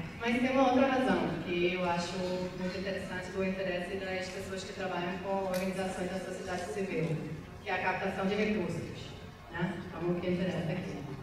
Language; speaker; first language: Portuguese; non-native, fluent; English